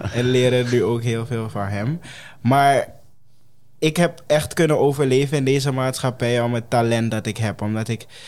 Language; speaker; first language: Dutch; non-native, fluent; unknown